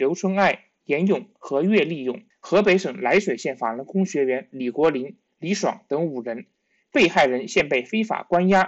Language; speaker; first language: Chinese; native; Chinese